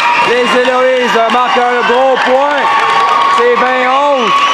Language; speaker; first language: French; native; French